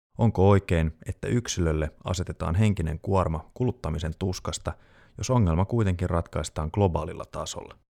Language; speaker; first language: Finnish; native; Finnish